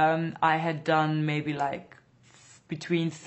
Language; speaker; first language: English; non-native, fluent; Dutch